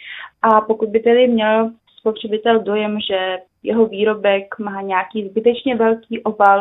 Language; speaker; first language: Czech; native; Czech